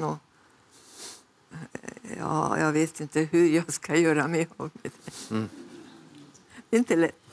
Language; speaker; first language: Swedish; non-native, fluent; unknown